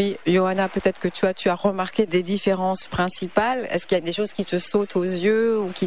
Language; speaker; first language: French; native; French